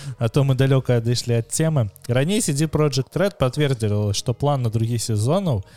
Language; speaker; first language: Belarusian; non-native, local second language; Russian